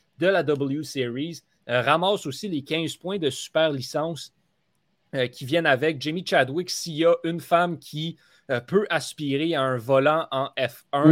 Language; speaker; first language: French; native; French